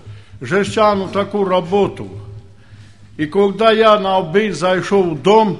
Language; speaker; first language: Ukrainian; non-native, local second language; Romany